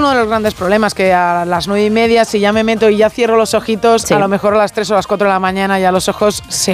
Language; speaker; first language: Spanish; native; Spanish